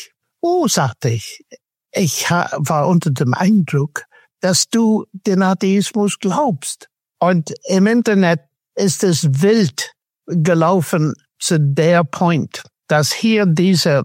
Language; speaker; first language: German; non-native, fluent; English